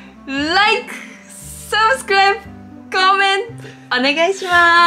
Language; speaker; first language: English; non-native, learner; Japanese